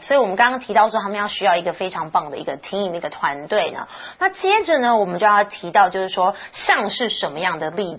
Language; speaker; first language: Chinese; native; Chinese